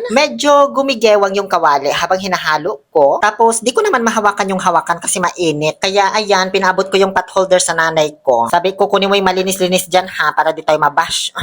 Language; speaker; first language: Filipino; native; Filipino